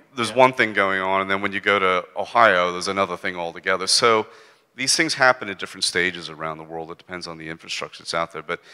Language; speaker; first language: English; native; English